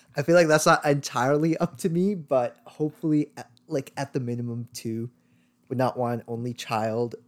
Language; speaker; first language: English; early bilingual, other home language; Tamil